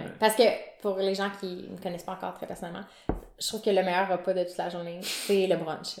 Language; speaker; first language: French; native; French